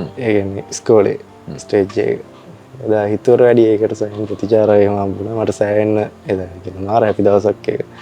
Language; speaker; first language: Sinhala; native; Sinhala